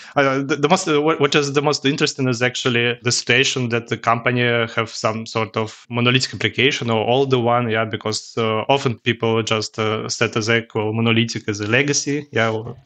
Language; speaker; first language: English; non-native, learner; Russian